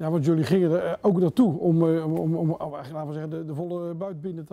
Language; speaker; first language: Dutch; native; Dutch